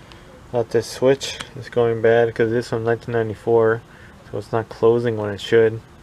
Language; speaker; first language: English; native; English